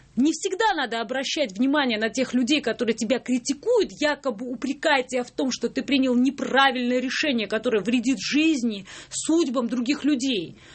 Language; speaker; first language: Russian; non-native, local second language; Georgian